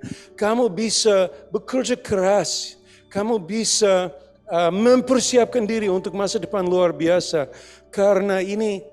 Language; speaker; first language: Indonesian; non-native, fluent; English